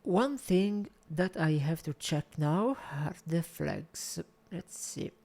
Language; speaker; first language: English; non-native, fluent; Italian